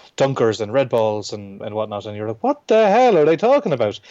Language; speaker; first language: English; native; English